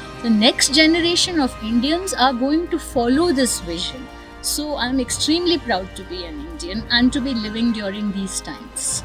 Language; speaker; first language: English; non-native, local second language; Tamil